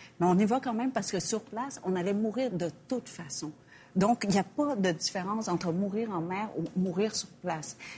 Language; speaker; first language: French; early bilingual, other home language; Vietnamese